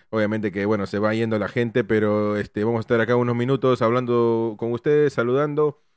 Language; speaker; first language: Spanish; native; Spanish